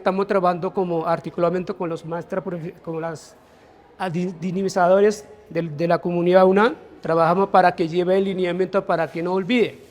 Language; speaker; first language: Spanish; non-native, local second language; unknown